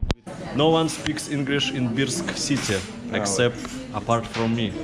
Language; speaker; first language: English; non-native, fluent; Russian